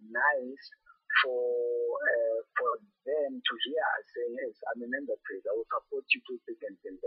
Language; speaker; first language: English; non-native, local second language; Zulu